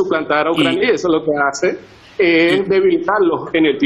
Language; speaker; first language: Spanish; native; Spanish